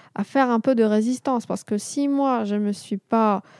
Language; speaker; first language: French; non-native, local second language; Arabic